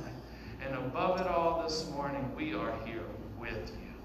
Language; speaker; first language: English; native; English